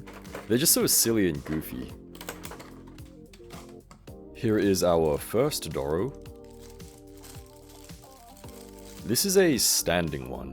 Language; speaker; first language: English; native; English